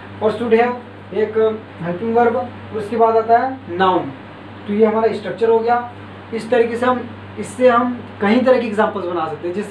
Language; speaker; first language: Hindi; native; Hindi